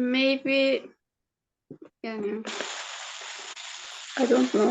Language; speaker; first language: English; non-native, learner; Turkish